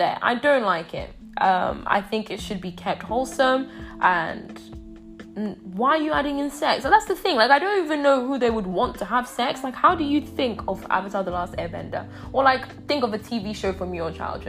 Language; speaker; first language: English; non-native, local second language; Yoruba